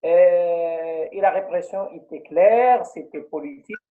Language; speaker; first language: French; non-native, local second language; Arabic